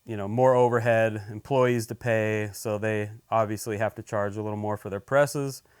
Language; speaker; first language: English; native; English